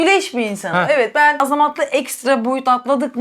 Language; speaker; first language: Turkish; native; Turkish